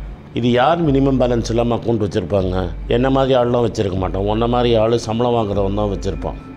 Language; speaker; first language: Tamil; native; Tamil